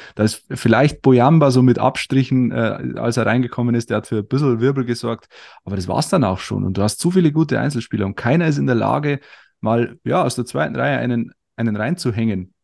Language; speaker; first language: German; native; German